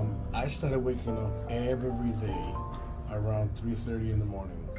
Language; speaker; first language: English; native; English